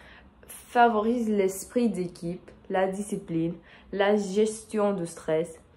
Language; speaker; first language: French; non-native, fluent; Portuguese